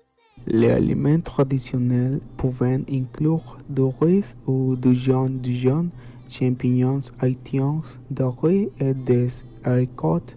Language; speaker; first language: French; non-native, learner; Spanish